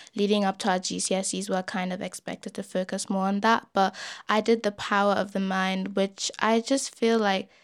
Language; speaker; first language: English; early bilingual, other home language; Yoruba